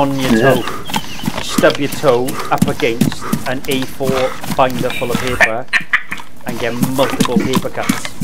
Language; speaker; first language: English; native; English